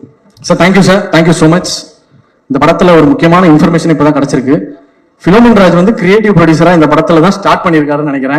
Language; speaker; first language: Tamil; native; Tamil